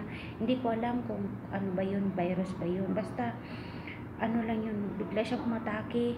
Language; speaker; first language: Filipino; non-native, local second language; Cebuano